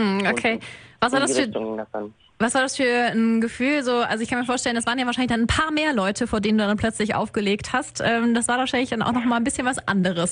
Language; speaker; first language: German; native; German